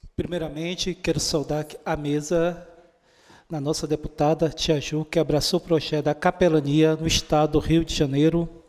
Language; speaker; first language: Portuguese; native; Portuguese